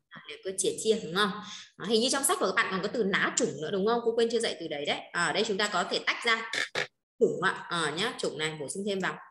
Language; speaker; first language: Vietnamese; native; Vietnamese